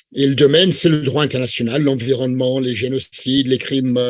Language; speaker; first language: French; non-native, fluent; English